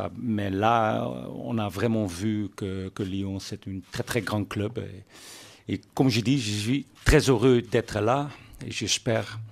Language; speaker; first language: French; non-native, learner; Dutch